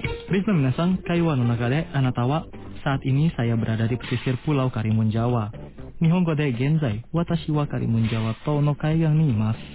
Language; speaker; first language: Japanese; non-native, fluent; Indonesian